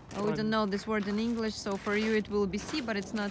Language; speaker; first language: English; non-native, learner; Russian